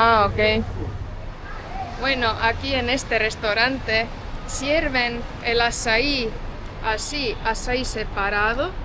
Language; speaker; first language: Spanish; non-native, fluent; Estonian